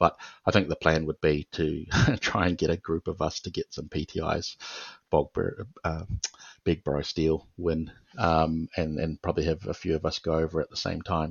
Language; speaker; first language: English; native; English